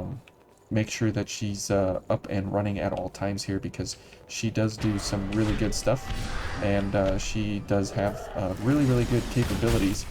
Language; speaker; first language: English; native; English